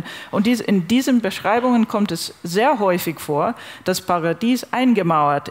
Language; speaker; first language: German; non-native, fluent; English